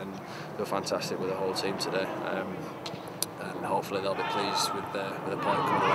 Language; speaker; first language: English; native; English